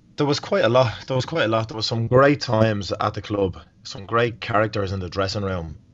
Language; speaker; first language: English; native; English